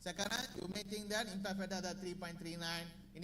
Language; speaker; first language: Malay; non-native, learner; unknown